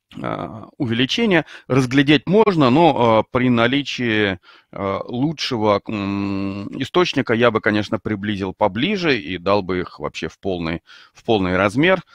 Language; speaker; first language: Russian; native; Russian